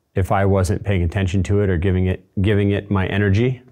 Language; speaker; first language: English; native; English